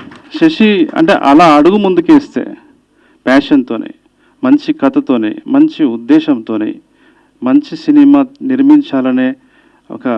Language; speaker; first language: Telugu; native; Telugu